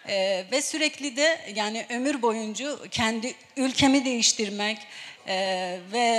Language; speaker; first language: Turkish; non-native, fluent; Persian